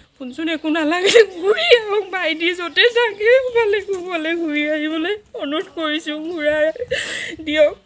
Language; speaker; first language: Assamese; native; Assamese